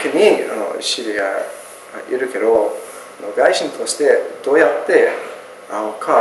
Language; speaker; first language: Japanese; non-native, learner; English